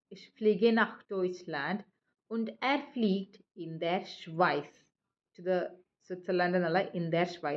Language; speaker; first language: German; non-native, learner; Malayalam